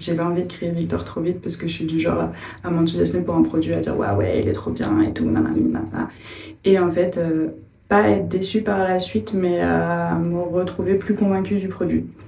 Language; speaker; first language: French; native; French